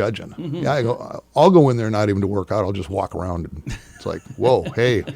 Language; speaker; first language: English; native; English